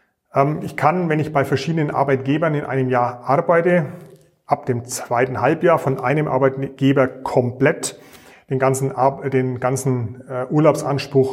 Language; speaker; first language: German; native; German